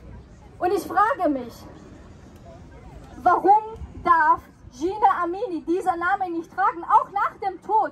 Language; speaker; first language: German; non-native, fluent; Persian